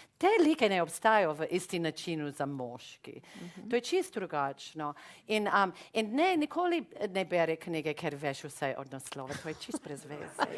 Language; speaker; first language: Slovenian; non-native, fluent; English